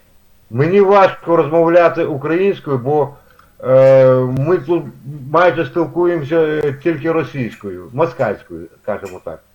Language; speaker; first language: Ukrainian; non-native, local second language; Russian